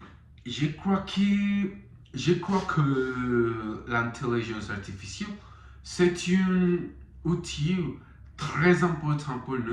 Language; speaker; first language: French; non-native, learner; Spanish